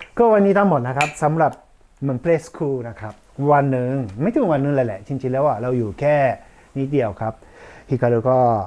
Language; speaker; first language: Thai; native; Thai